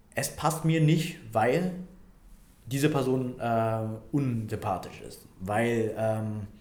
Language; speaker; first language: German; non-native, fluent; Vietnamese